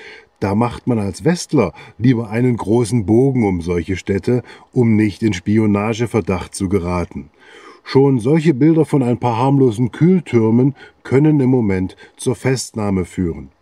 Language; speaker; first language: German; native; German